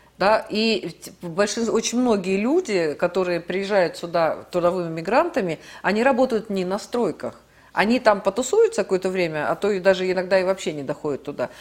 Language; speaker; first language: Russian; native; Russian